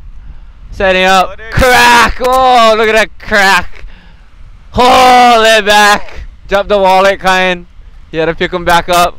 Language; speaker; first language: English; native; English